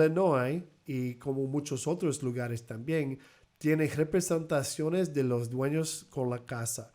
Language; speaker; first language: Spanish; early bilingual, heritage; Spanish